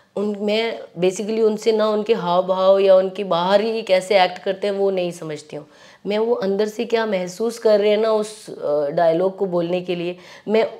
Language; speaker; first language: Hindi; native; Hindi